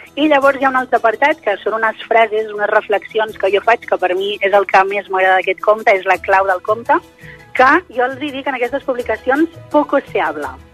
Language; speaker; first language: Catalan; native; Catalan